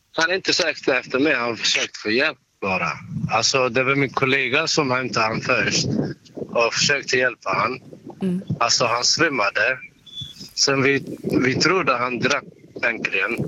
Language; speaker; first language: Swedish; non-native, fluent; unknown